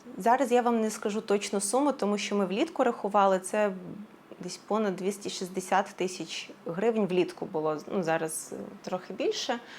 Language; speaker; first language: Ukrainian; native; Ukrainian